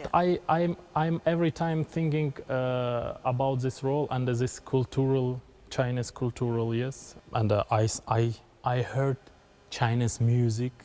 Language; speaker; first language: English; non-native, learner; Kazakh